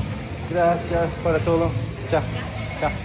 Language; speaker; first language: Spanish; non-native, learner; English